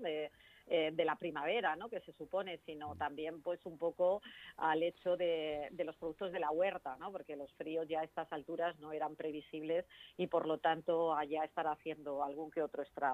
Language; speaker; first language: Spanish; native; Spanish